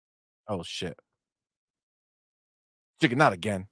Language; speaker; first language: English; native; English